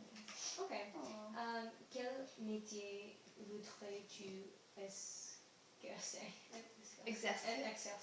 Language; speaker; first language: French; non-native, learner; English